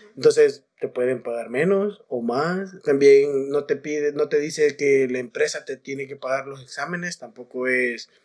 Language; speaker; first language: Spanish; native; Spanish